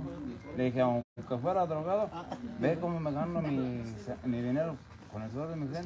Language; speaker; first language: Spanish; native; Spanish